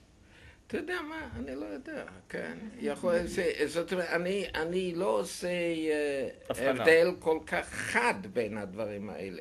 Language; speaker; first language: Hebrew; non-native, fluent; German